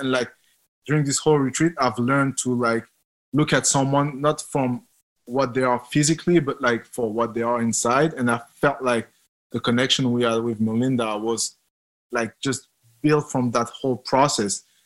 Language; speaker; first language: English; non-native, fluent; French